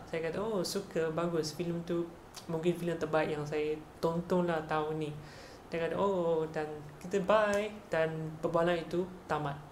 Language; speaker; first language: Malay; non-native, local second language; Chinese